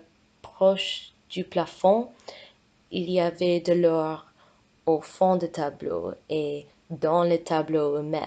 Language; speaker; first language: French; non-native, fluent; English